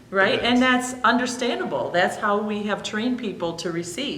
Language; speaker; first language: English; native; English